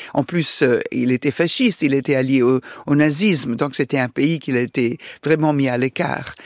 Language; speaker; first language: French; non-native, fluent; Italian